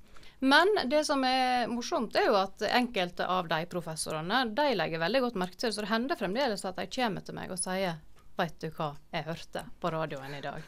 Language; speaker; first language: Norwegian; native; Norwegian